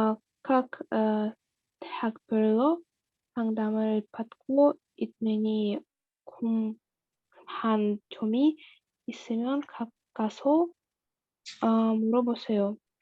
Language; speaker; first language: Korean; non-native, learner; Russian